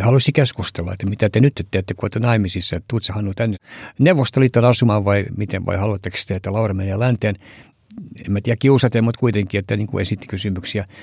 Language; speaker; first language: Finnish; early bilingual, heritage; Finnish